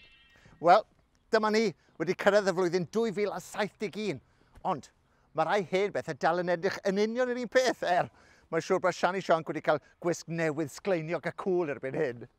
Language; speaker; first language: Welsh; native; Welsh